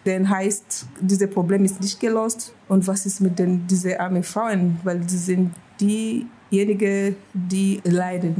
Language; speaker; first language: German; non-native, fluent; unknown